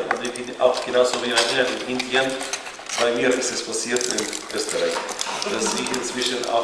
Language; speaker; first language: German; non-native, fluent; Arabic